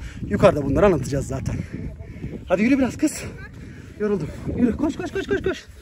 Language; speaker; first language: Turkish; native; Turkish